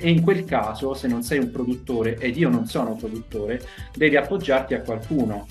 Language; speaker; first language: Italian; native; Italian